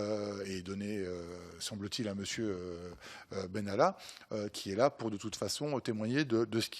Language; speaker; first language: French; native; French